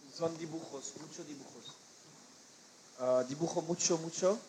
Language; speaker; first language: Spanish; non-native, learner; French